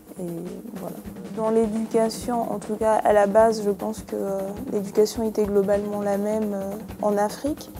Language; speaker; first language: French; early bilingual, other home language; Lingala